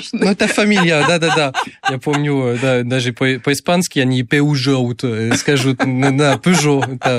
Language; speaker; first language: Russian; non-native, fluent; French